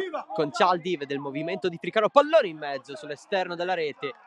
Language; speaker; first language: Italian; native; Italian